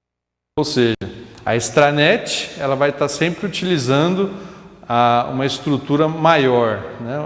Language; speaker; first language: Portuguese; native; Portuguese